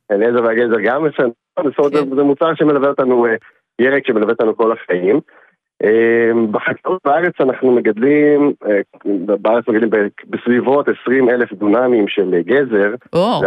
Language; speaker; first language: Hebrew; native; Hebrew